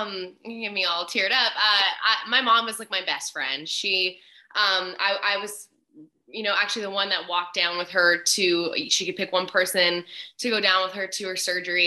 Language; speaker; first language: English; native; English